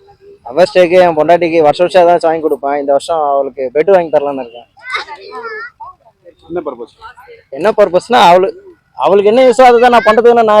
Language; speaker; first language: Tamil; native; Tamil